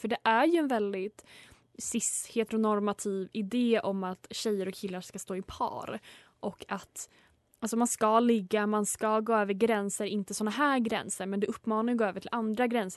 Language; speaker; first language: Swedish; native; Swedish